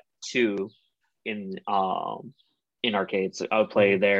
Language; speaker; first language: English; native; English